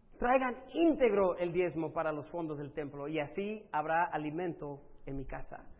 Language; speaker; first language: Spanish; early bilingual, other home language; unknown